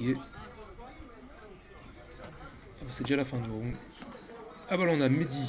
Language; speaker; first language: French; native; French